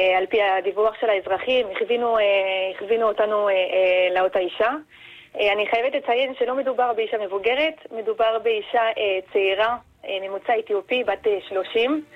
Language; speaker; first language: Hebrew; non-native, fluent; French